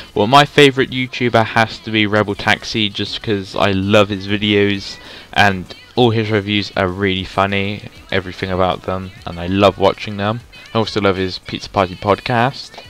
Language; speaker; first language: English; native; English